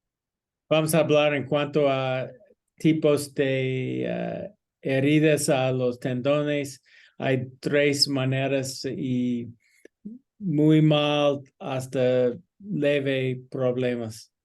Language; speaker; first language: Spanish; non-native, learner; English